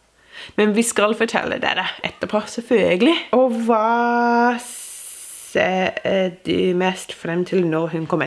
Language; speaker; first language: Norwegian; non-native, fluent; English